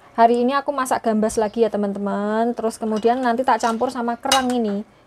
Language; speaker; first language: Indonesian; non-native, local second language; Javanese